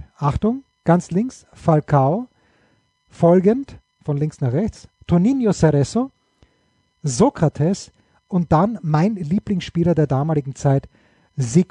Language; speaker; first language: German; native; German